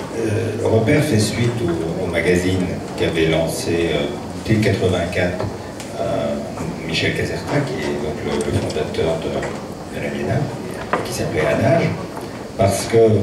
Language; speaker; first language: French; native; French